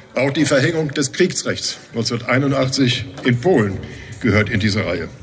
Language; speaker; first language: German; native; German